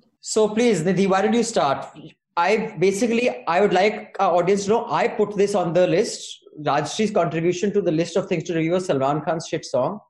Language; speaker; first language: English; non-native, local second language; Hindi